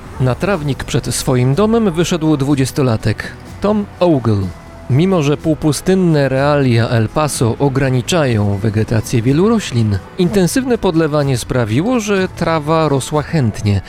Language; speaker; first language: Polish; native; Polish